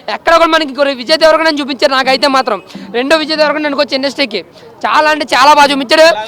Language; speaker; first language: Telugu; native; Telugu